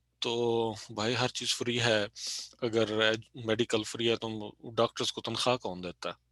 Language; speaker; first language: Urdu; non-native, local second language; Punjabi